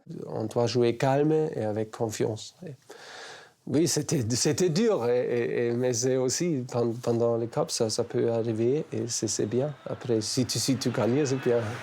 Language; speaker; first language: French; non-native, fluent; German